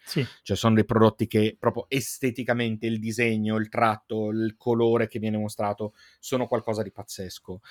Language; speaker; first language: Italian; native; Italian